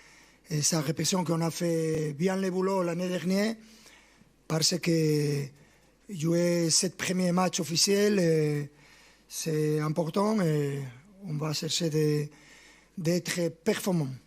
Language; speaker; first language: French; non-native, fluent; Spanish